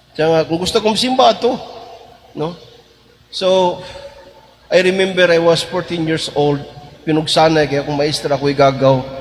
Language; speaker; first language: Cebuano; native; Cebuano